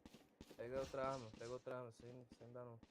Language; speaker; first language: Portuguese; native; Portuguese